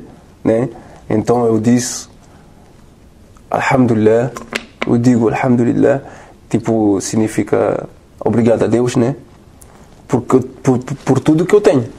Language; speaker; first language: Portuguese; non-native, learner; French